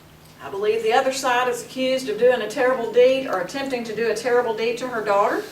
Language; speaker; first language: English; native; English